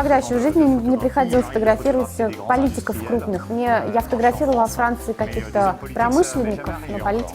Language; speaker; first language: Russian; native; Russian